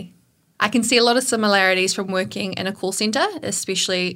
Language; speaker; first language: English; native; English